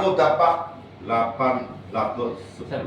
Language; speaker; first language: Indonesian; non-native, learner; Chinese